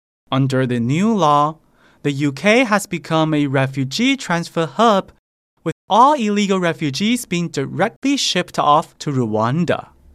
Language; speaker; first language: English; non-native, fluent; Chinese